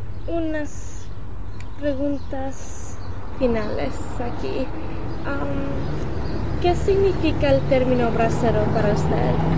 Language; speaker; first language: Spanish; early bilingual, heritage; Spanish